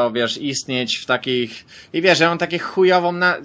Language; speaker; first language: Polish; native; Polish